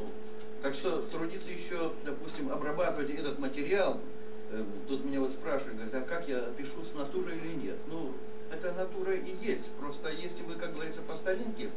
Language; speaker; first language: Russian; native; Russian